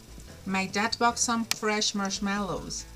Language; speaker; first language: English; non-native, fluent; Spanish